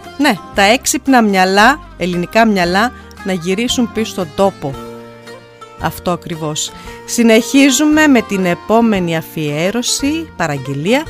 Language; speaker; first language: Greek; early bilingual, heritage; Greek